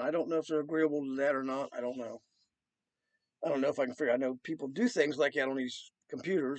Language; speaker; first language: English; native; English